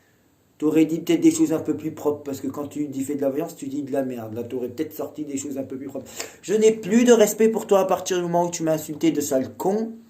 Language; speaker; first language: French; native; French